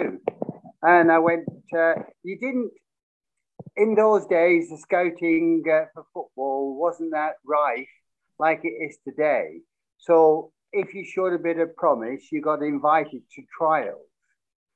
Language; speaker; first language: English; native; English